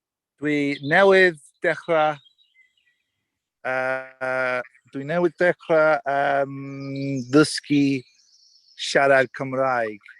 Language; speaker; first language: Welsh; non-native, learner; English